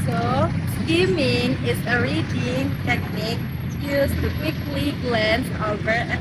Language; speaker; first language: English; non-native, learner; Indonesian